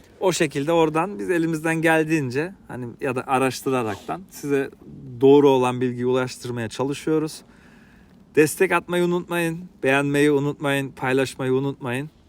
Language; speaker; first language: Turkish; early bilingual, heritage; Turkish